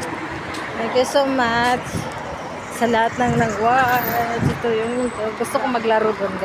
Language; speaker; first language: Filipino; native; Filipino